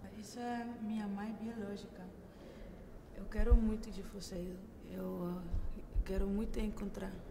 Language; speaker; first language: Portuguese; non-native, learner; Dutch